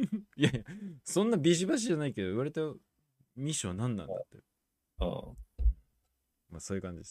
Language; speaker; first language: Japanese; native; Japanese